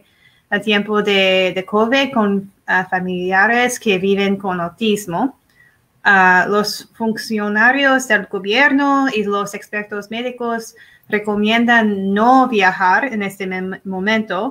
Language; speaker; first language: Spanish; non-native, learner; English